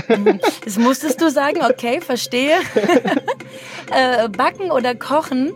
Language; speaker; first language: German; native; German